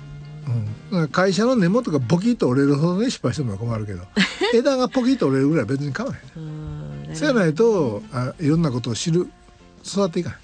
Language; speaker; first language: Japanese; native; Japanese